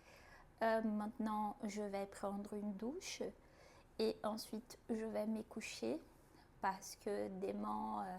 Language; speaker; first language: French; non-native, fluent; Portuguese